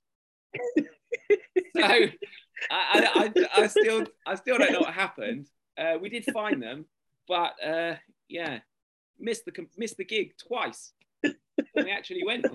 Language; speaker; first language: English; native; English